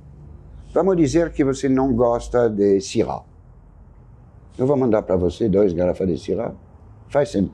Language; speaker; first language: Portuguese; non-native, fluent; French